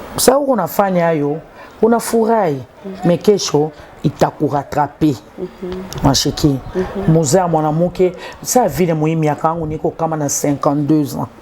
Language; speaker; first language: Swahili; native; Swahili